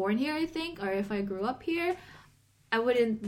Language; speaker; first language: English; non-native, local second language; Filipino